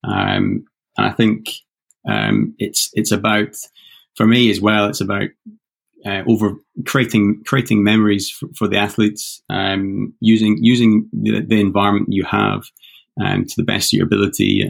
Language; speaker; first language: English; native; English